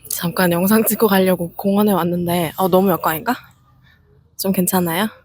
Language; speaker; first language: Korean; native; Korean